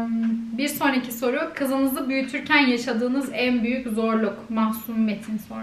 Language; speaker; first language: Turkish; native; Turkish